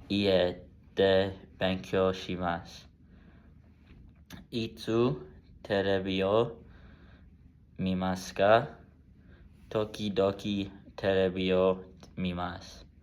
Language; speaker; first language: Japanese; non-native, learner; English